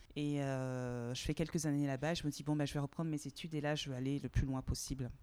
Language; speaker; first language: French; native; French